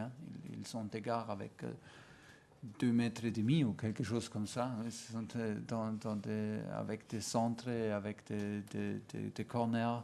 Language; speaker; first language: French; non-native, fluent; German